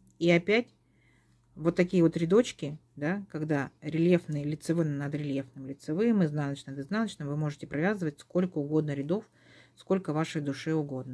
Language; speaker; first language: Russian; native; Russian